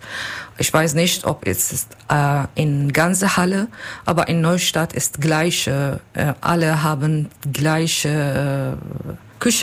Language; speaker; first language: German; non-native, learner; Turkish